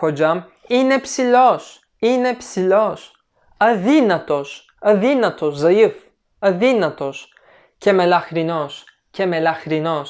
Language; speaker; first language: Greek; non-native, learner; Turkish